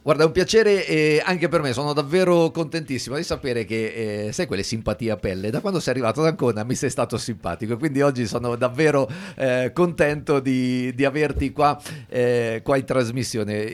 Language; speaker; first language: Italian; native; Italian